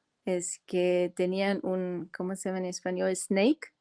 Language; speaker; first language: Spanish; non-native, fluent; German